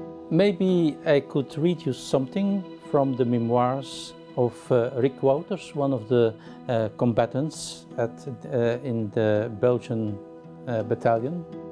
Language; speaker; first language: English; non-native, fluent; Dutch